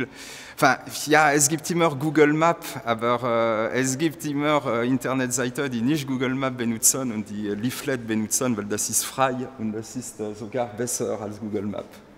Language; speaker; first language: German; non-native, learner; French